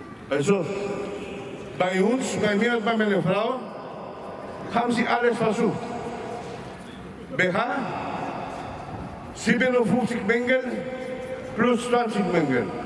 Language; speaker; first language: German; non-native, fluent; Greek